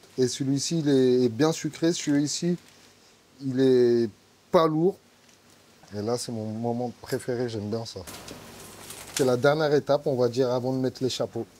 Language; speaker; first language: French; native; French